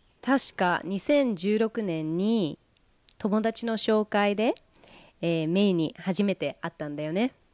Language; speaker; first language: Japanese; early bilingual, heritage; Japanese